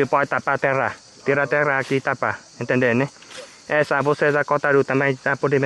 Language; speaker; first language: Portuguese; non-native, learner; Vietnamese